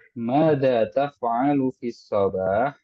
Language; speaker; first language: Arabic; non-native, fluent; Indonesian